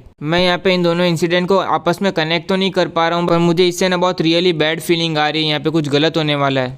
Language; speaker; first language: Hindi; native; Hindi